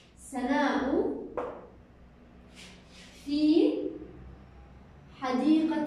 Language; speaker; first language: Arabic; native; Arabic